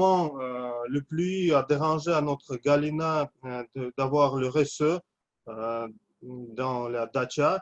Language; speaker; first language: French; non-native, fluent; Russian